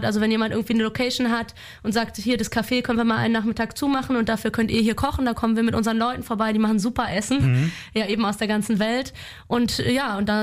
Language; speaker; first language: German; native; German